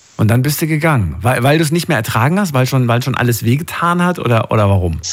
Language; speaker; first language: German; native; German